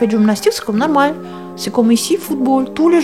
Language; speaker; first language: French; non-native, learner; Russian